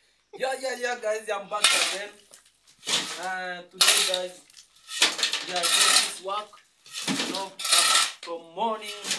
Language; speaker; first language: English; non-native, learner; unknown